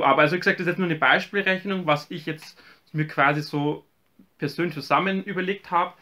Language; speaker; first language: German; native; German